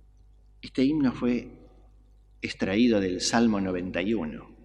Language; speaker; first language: Spanish; native; Spanish